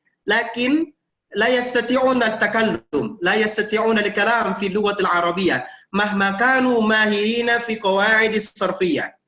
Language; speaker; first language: Arabic; non-native, fluent; Indonesian